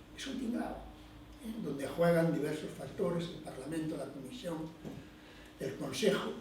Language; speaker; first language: Spanish; non-native, local second language; Galician